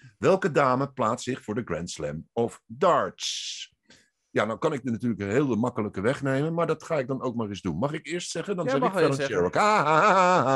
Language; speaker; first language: Dutch; native; Dutch